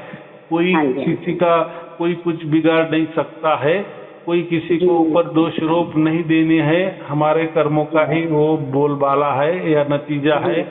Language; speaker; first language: Hindi; native; Hindi